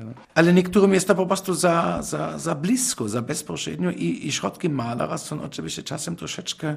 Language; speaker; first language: Polish; non-native, fluent; German